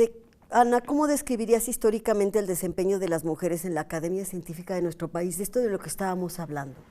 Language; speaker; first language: Spanish; native; Spanish